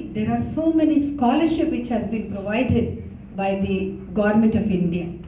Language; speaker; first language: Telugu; non-native, local second language; Hindi